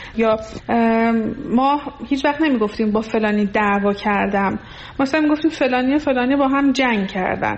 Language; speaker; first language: Persian; non-native, local second language; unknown